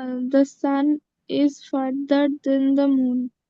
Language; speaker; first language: English; non-native, learner; Bangla